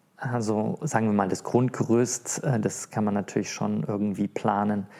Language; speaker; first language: German; native; German